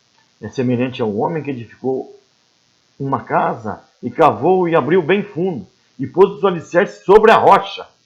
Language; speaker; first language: Portuguese; native; Portuguese